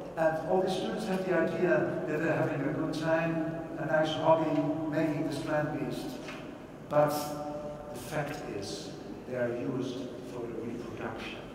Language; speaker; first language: English; non-native, fluent; Dutch